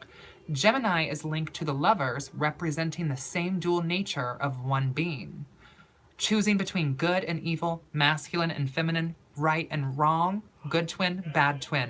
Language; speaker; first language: English; native; English